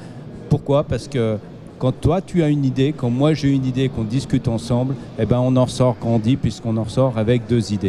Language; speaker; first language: French; native; French